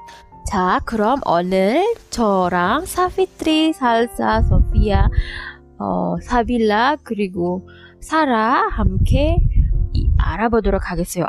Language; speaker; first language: Korean; non-native, fluent; Indonesian